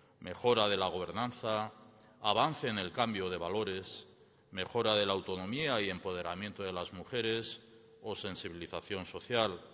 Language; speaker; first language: Spanish; native; Spanish